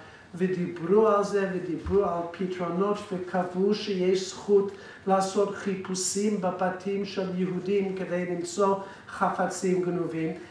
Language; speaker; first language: Hebrew; non-native, fluent; English